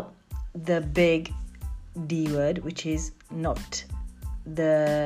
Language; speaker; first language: English; native; English